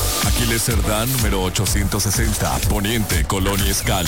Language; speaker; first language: Spanish; native; Spanish